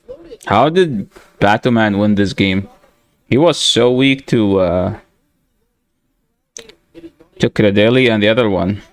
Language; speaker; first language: English; non-native, fluent; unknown